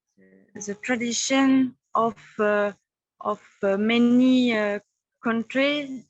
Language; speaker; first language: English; non-native, learner; French